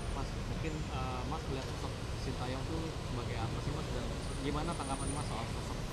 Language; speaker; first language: Indonesian; native; Indonesian